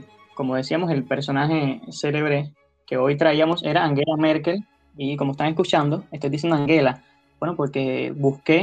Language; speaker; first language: Spanish; native; Spanish